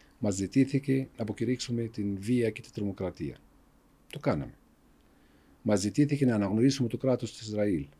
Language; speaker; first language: Greek; non-native, fluent; Arabic